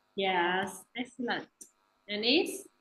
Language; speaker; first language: English; non-native, fluent; Vietnamese